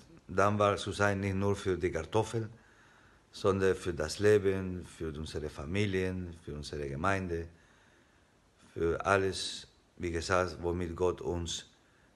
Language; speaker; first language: German; non-native, fluent; Spanish